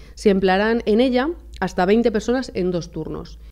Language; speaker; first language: Spanish; native; Spanish